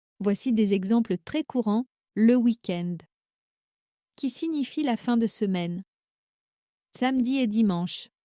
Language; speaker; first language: French; native; French